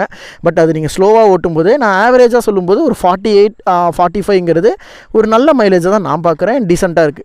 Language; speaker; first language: Tamil; native; Tamil